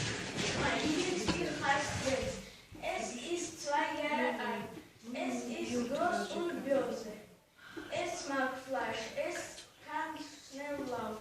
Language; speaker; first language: German; non-native, learner; Russian